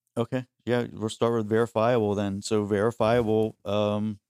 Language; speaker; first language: English; early bilingual, other home language; Spanish